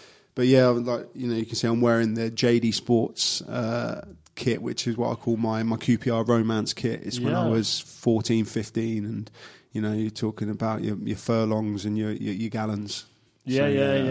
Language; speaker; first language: English; native; English